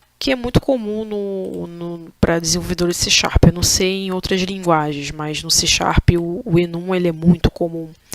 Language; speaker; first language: Portuguese; native; Portuguese